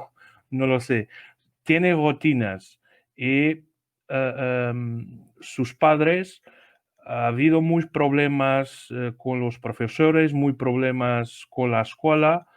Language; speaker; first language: Spanish; non-native, learner; Portuguese